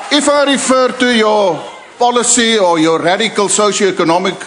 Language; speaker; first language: English; non-native, local second language; Afrikaans